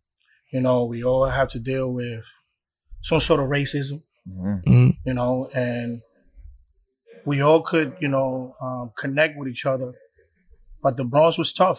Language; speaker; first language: English; early bilingual, other home language; Spanish